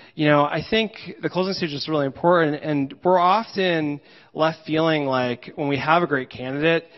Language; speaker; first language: English; native; English